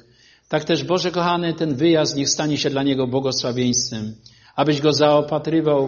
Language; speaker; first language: Polish; native; Polish